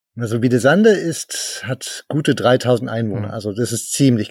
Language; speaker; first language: German; native; German